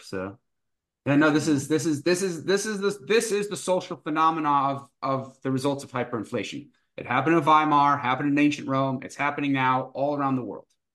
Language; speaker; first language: English; native; English